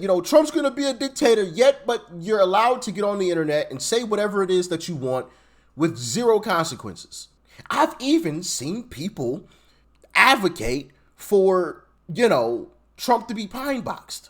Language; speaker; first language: English; native; English